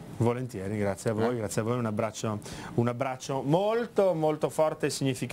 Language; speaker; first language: Italian; native; Italian